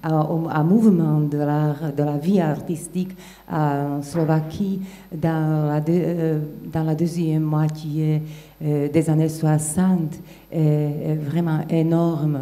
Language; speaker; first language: French; non-native, fluent; Slovak